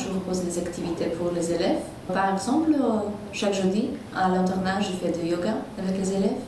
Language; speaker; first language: French; non-native, fluent; Polish